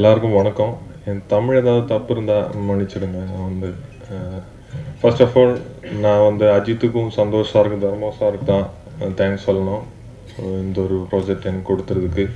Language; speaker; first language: Tamil; non-native, fluent; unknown